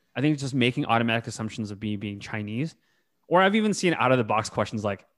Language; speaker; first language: English; native; English